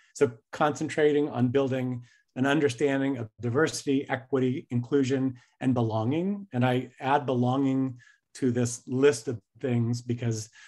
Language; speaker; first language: English; native; English